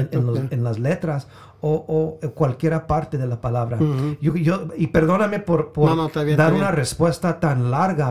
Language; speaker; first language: Spanish; early bilingual, heritage; Spanish